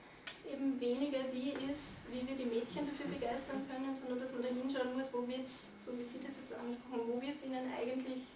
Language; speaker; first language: German; native; German